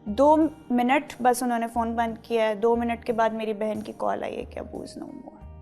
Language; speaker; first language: Urdu; native; Urdu